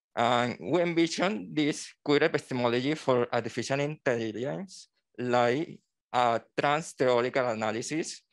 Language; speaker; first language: English; non-native, learner; Spanish